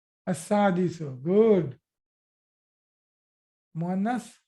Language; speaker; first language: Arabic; non-native, fluent; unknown